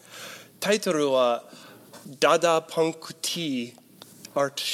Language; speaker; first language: Japanese; non-native, learner; English